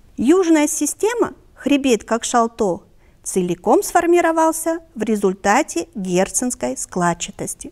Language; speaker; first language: Russian; non-native, local second language; Kyrgyz